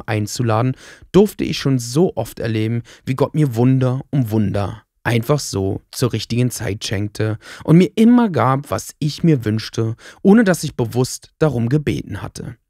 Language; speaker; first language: German; native; German